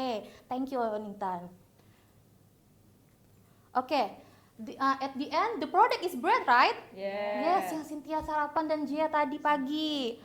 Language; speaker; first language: English; non-native, learner; Indonesian